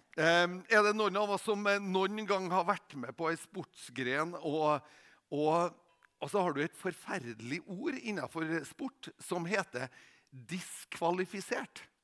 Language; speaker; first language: Norwegian; native; Norwegian